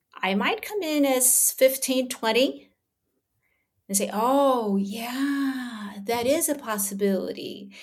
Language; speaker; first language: English; early bilingual, other home language; Portuguese